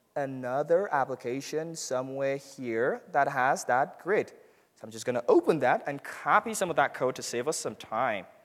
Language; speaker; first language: English; non-native, local second language; Hausa